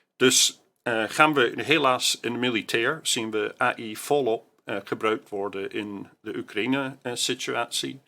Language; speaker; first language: Dutch; non-native, fluent; English